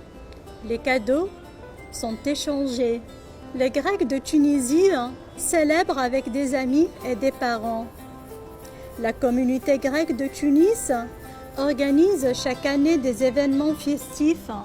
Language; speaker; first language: French; non-native, local second language; Arabic